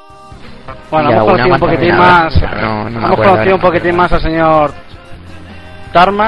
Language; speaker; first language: Spanish; native; Spanish